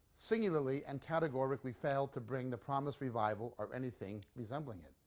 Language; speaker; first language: English; native; English